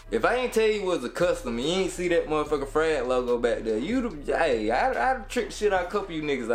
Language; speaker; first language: English; native; English